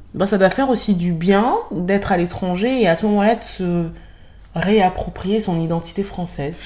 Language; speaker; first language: French; native; French